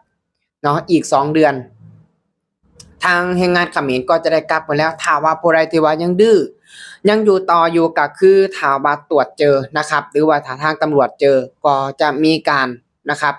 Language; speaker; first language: Thai; non-native, local second language; Lao